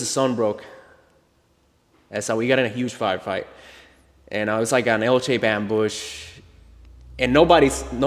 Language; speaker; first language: English; non-native, fluent; Spanish